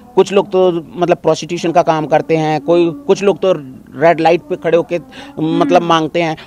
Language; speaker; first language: Hindi; native; Hindi